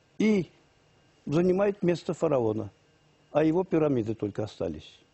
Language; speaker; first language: Russian; non-native, local second language; Tatar